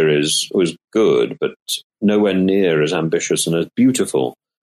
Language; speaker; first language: English; native; English